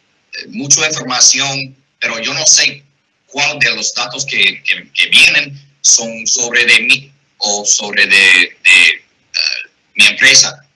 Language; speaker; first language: Spanish; non-native, fluent; English